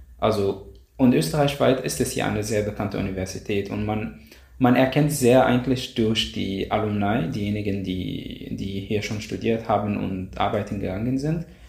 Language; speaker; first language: German; non-native, fluent; Arabic